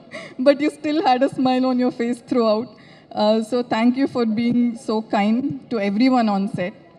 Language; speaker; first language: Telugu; non-native, fluent; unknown